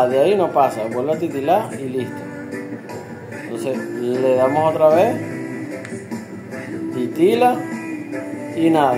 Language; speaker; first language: Spanish; native; Spanish